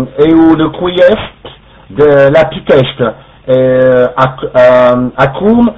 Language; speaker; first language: Romanian; non-native, learner; French